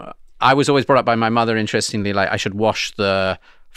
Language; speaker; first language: English; native; English